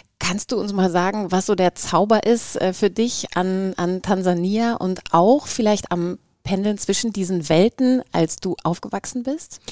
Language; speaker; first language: German; native; German